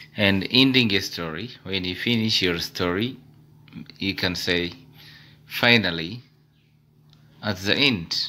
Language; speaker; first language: English; non-native, fluent; Amharic